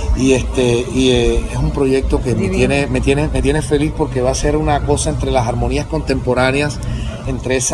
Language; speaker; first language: Spanish; native; Spanish